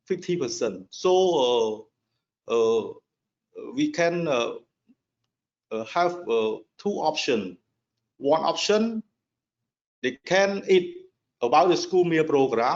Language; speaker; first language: English; non-native, learner; Khmer